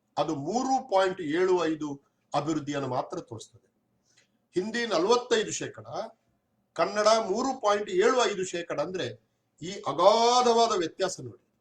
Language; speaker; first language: Kannada; non-native, local second language; Tulu